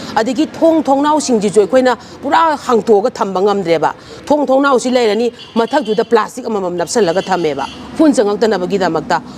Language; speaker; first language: Manipuri; native; Manipuri